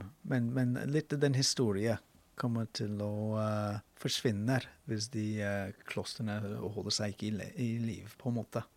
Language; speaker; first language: Norwegian; non-native, fluent; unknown